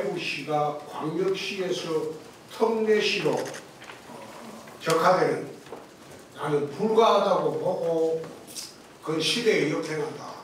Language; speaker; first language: Korean; native; Korean